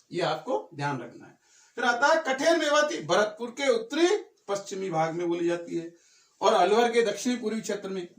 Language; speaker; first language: Hindi; native; Hindi